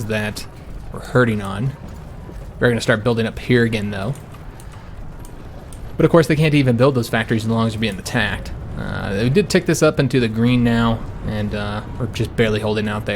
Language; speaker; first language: English; native; English